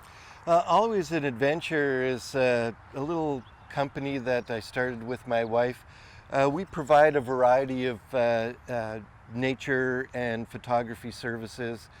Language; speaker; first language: English; native; English